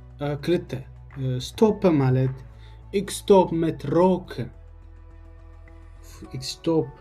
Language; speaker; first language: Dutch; non-native, learner; Tigrinya